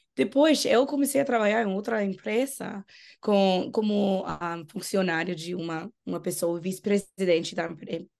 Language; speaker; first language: Portuguese; non-native, fluent; English